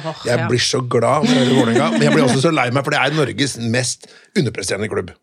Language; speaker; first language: Norwegian; native; Norwegian